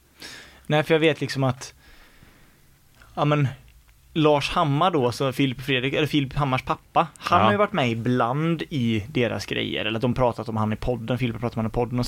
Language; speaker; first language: Swedish; native; Swedish